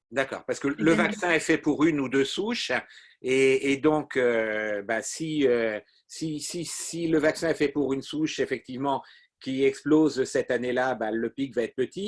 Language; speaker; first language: French; native; French